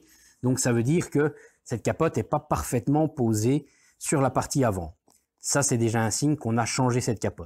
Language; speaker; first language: French; native; French